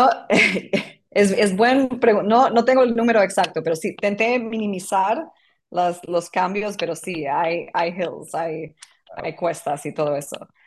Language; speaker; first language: Spanish; non-native, fluent; English